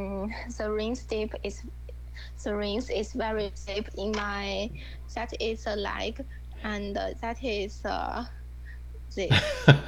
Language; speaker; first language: English; non-native, learner; Chinese